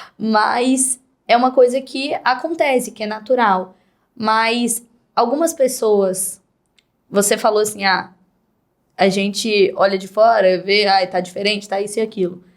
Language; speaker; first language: Portuguese; native; Portuguese